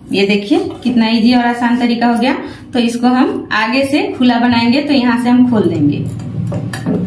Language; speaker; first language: Hindi; native; Hindi